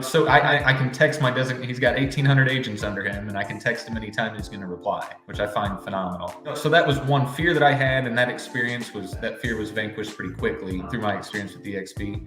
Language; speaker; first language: English; native; English